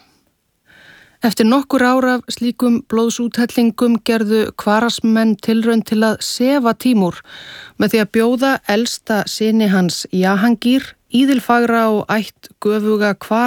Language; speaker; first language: Icelandic; native; Icelandic